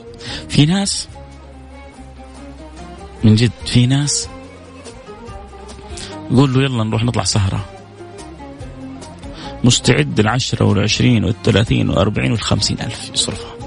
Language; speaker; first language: Arabic; native; Arabic